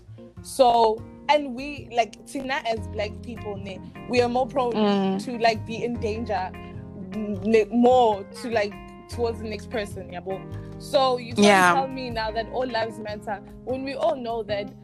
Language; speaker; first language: English; non-native, local second language; Zulu